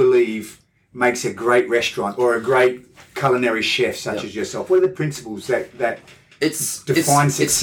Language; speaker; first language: English; native; English